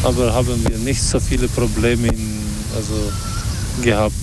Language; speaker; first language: German; non-native, learner; Albanian